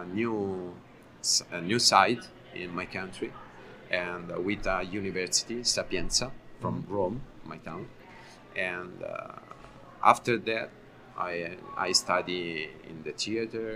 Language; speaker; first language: English; non-native, learner; Italian